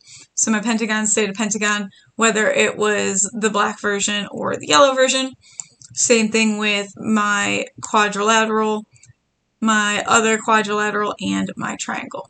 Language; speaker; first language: English; native; English